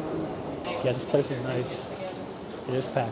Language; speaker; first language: English; native; English